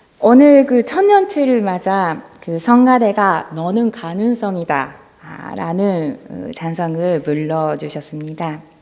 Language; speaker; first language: Korean; non-native, fluent; Japanese